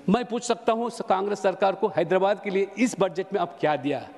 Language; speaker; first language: Hindi; non-native, local second language; Telugu